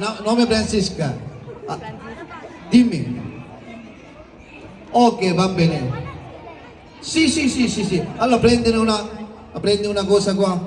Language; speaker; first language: Italian; non-native, learner; Sinhala